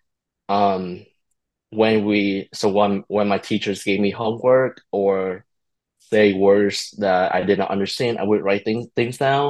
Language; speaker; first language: English; early bilingual, other home language; Vietnamese